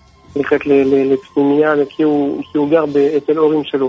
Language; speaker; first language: Hebrew; non-native, fluent; French